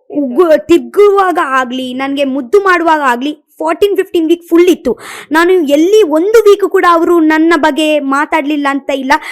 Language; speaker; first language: Kannada; non-native, local second language; Tulu